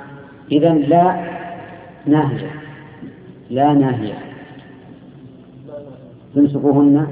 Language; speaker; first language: Arabic; native; Arabic